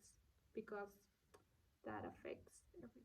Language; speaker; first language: English; non-native, learner; Spanish